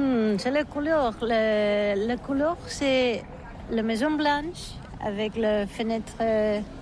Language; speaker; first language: French; non-native, learner; Catalan